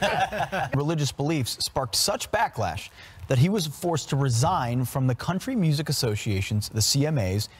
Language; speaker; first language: English; native; English